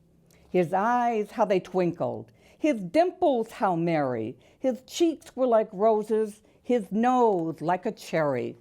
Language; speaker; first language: English; native; English